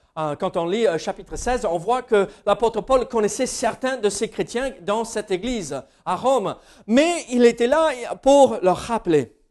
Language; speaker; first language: French; non-native, fluent; English